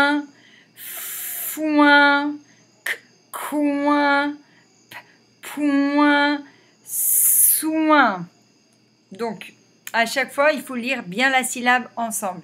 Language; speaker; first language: French; native; French